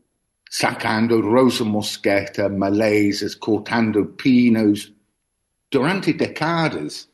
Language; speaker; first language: Spanish; non-native, learner; English